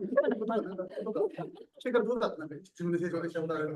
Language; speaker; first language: Japanese; native; Japanese